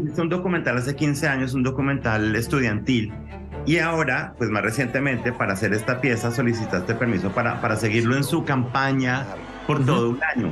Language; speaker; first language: Spanish; native; Spanish